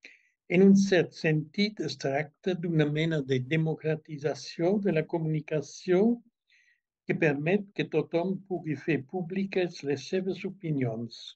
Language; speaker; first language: Catalan; non-native, fluent; German